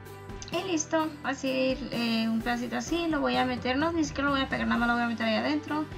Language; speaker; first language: Spanish; native; Spanish